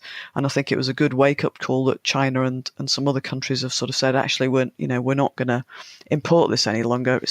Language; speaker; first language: English; native; English